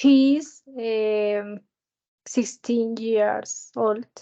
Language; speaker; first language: English; non-native, learner; Spanish